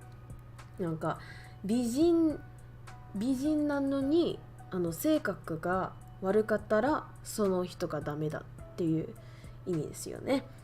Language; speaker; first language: Japanese; non-native, fluent; Vietnamese